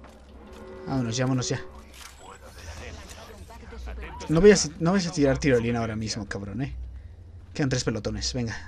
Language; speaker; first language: Spanish; native; Spanish